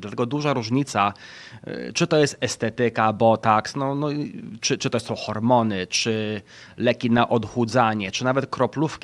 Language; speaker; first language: Polish; early bilingual, heritage; Polish